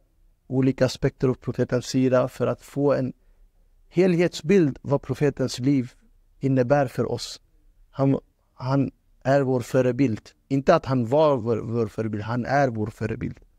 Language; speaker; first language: Swedish; non-native, fluent; Urdu